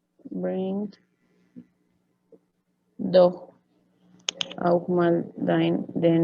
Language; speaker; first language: German; non-native, learner; Spanish